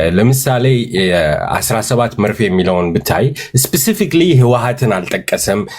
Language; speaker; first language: Amharic; early bilingual, heritage; Amharic